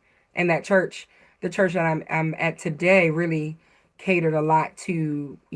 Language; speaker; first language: English; native; English